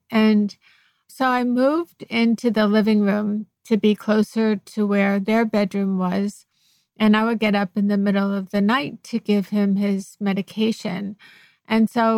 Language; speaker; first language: English; native; English